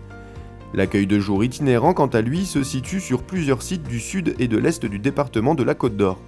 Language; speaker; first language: French; native; French